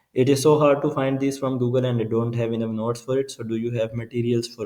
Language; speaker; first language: English; non-native, local second language; Urdu